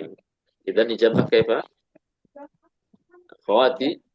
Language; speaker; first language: Arabic; non-native, fluent; Indonesian